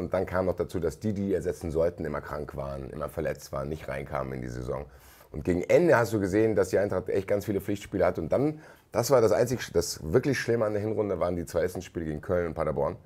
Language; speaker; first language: German; native; German